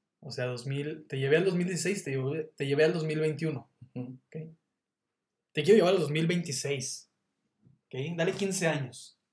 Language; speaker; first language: Spanish; native; Spanish